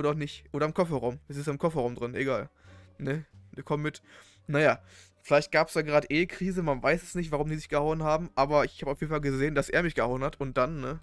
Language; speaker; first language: German; native; German